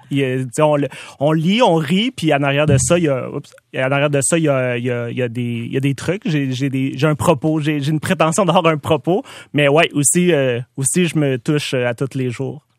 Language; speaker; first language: French; native; French